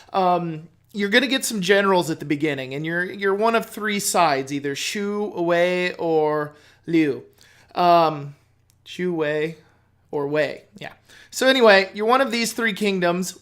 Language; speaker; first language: English; native; English